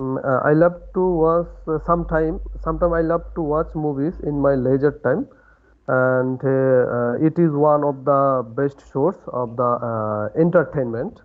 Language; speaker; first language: English; non-native, learner; Bangla